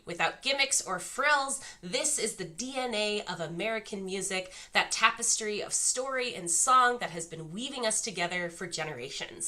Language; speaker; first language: English; native; English